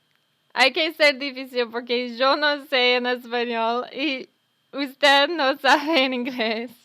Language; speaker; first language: Spanish; non-native, fluent; English